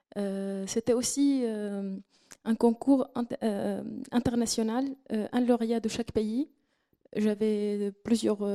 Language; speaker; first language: French; non-native, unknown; Arabic